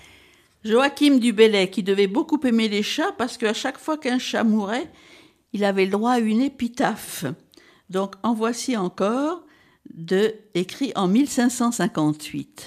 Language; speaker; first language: French; native; French